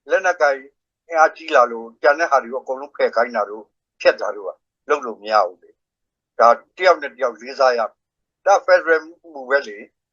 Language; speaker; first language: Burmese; non-native, local second language; S'gaw Karen